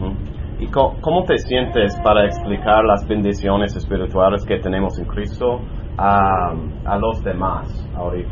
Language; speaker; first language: Spanish; non-native, learner; English